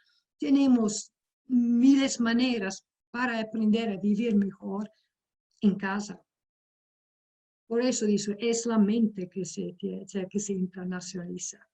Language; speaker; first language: Spanish; non-native, fluent; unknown